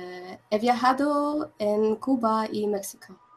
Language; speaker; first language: Spanish; non-native, learner; Russian